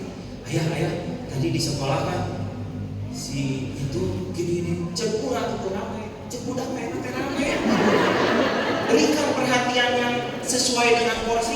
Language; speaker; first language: Indonesian; non-native, local second language; Sundanese